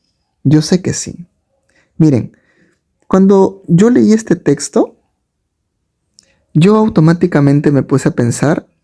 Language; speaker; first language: Spanish; native; Spanish